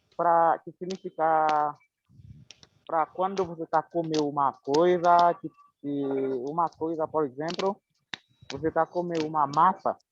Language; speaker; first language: Portuguese; non-native, learner; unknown